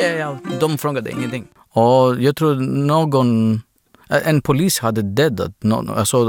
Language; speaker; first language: Swedish; non-native, fluent; Greek